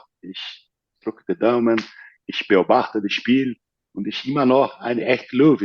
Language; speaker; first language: German; non-native, fluent; Portuguese